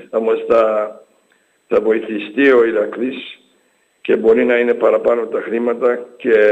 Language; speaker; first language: Greek; early bilingual, heritage; English